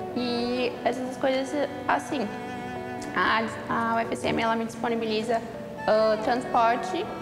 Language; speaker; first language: Portuguese; native; Portuguese